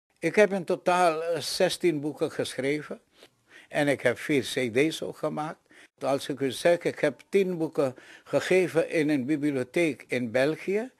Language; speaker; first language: Dutch; non-native, local second language; Caribbean Hindustani